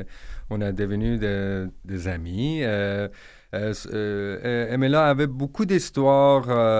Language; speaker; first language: French; non-native, learner; Persian